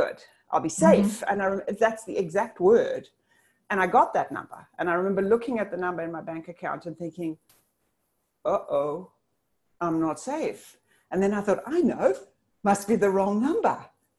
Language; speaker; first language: English; native; English